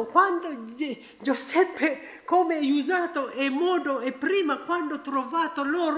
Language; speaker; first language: Italian; non-native, learner; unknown